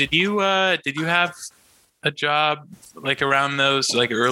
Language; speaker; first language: English; native; English